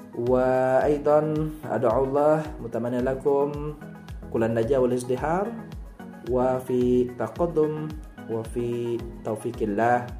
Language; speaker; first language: Arabic; non-native, fluent; Indonesian